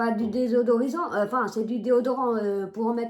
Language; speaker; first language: French; native; French